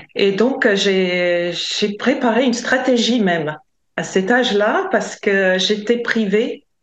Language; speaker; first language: French; non-native, fluent; Latvian